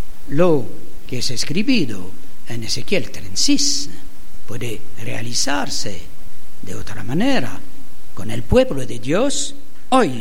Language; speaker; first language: Spanish; non-native, learner; German